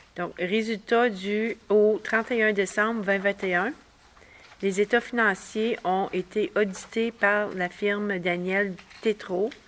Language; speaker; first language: French; native; French